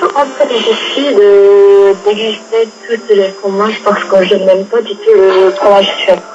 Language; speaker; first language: French; non-native, learner; Korean